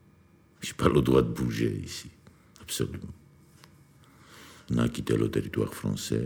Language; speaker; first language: French; non-native, learner; Georgian